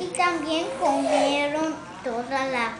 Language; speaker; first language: Spanish; non-native, learner; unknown